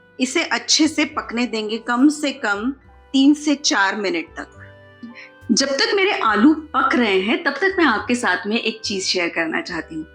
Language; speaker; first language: Hindi; non-native, local second language; Marathi